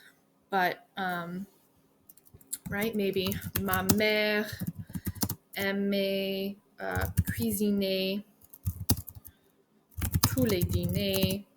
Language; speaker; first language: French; non-native, fluent; English